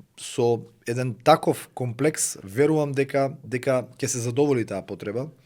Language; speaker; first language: Macedonian; native; Macedonian